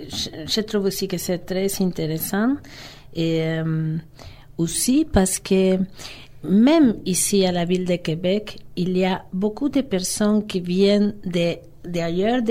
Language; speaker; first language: French; non-native, fluent; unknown